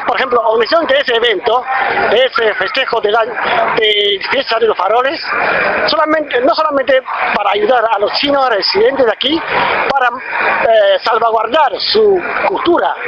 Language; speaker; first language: Spanish; non-native, fluent; Chinese